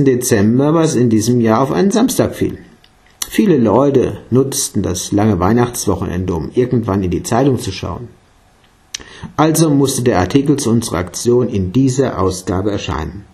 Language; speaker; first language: German; native; German